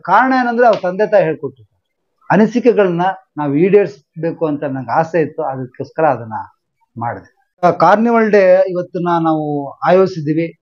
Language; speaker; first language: Kannada; native; Kannada